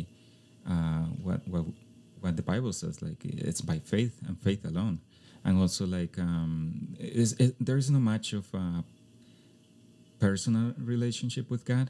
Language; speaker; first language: English; non-native, fluent; Spanish